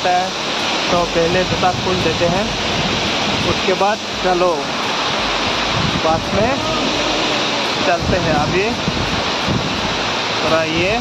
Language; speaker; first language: Hindi; non-native, local second language; Kok Borok